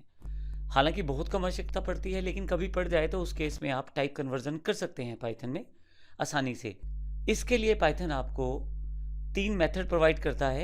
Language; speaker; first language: Hindi; native; Hindi